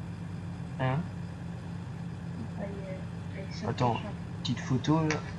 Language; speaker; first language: French; native; French